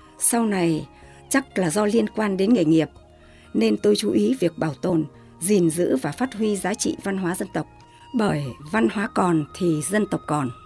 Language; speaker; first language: Vietnamese; non-native, local second language; Tày